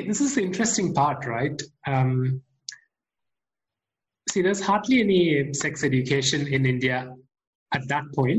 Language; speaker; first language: English; non-native, local second language; Malayalam